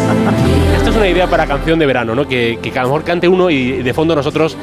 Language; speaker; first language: Spanish; native; Spanish